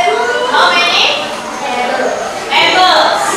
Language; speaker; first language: English; non-native, learner; Indonesian